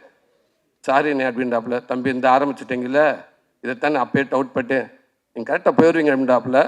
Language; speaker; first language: Tamil; native; Tamil